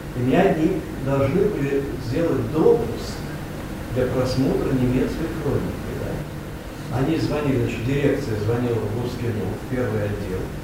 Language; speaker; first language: Russian; non-native, local second language; Romanian